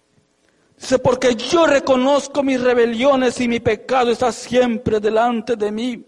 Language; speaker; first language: Spanish; native; Spanish